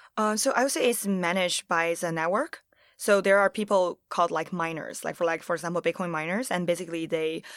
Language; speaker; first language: English; early bilingual, other home language; Chinese